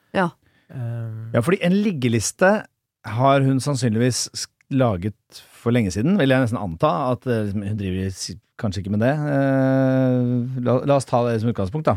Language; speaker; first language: Norwegian; early bilingual, other home language; Persian